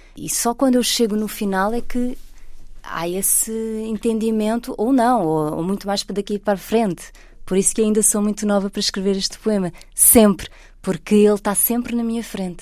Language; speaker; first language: Portuguese; native; Portuguese